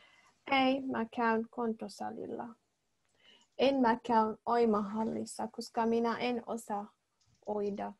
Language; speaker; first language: Finnish; non-native, learner; Arabic